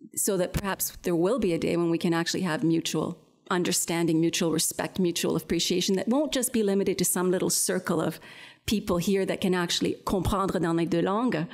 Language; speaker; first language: English; native; English